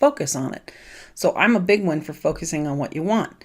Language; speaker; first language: English; native; English